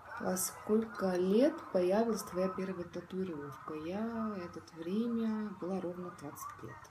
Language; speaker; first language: Russian; non-native, local second language; Estonian